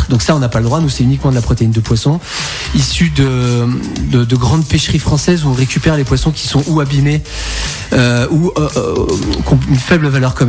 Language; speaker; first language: French; native; French